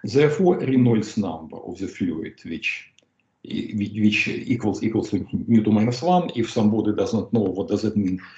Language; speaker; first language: English; non-native, fluent; Russian